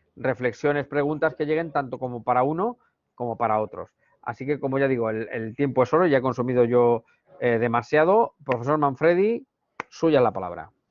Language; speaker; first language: Spanish; native; Spanish